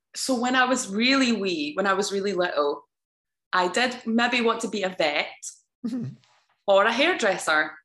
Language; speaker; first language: English; native; English